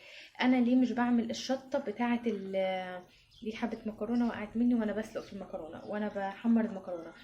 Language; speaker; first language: Arabic; native; Arabic